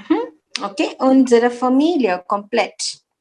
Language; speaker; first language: German; non-native, learner; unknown